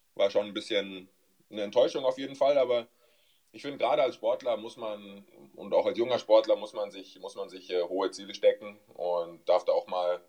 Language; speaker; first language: German; native; German